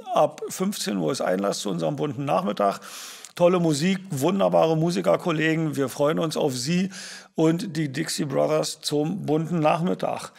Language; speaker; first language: German; native; German